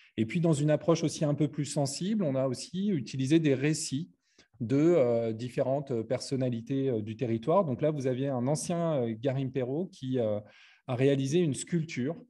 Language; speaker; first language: French; native; French